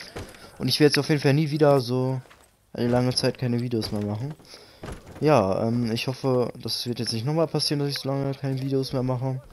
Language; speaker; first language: German; native; German